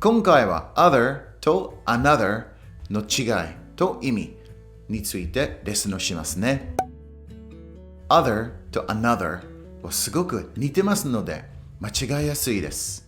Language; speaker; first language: Japanese; non-native, fluent; English